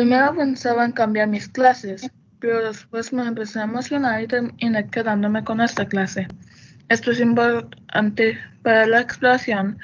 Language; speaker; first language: Spanish; early bilingual, heritage; Spanish